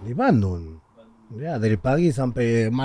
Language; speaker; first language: Indonesian; non-native, learner; Spanish